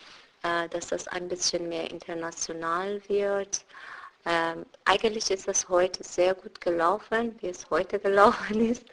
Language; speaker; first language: German; non-native, fluent; Persian